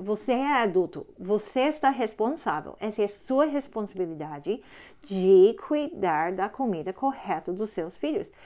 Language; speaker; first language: Portuguese; non-native, learner; English